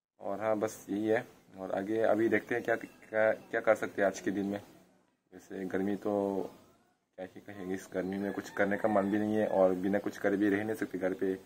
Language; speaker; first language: Hindi; non-native, local second language; Kok Borok